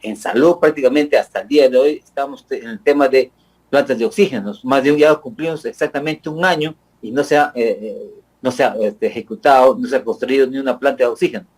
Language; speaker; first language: Spanish; native; Spanish